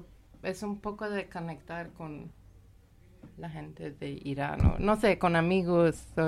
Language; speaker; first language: Spanish; non-native, learner; Persian